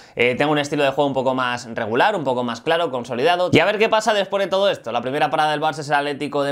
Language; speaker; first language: Spanish; native; Spanish